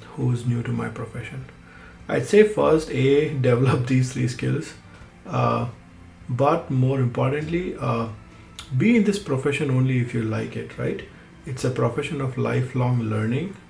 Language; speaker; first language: English; non-native, local second language; Hindi